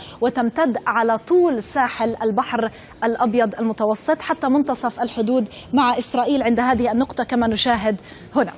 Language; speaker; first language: Arabic; native; Arabic